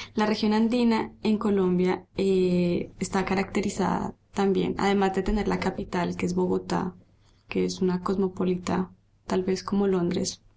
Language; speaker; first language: Spanish; native; Spanish